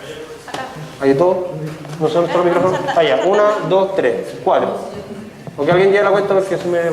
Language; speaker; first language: Spanish; native; Spanish